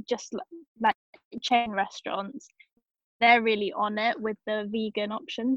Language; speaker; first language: English; native; English